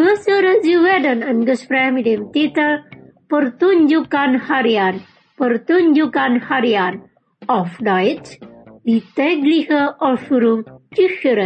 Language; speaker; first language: German; non-native, fluent; Indonesian